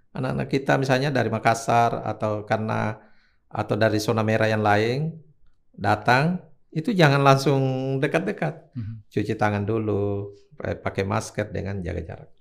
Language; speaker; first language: Indonesian; native; Indonesian